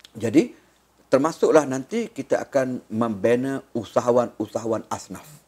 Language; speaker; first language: Malay; native; Malay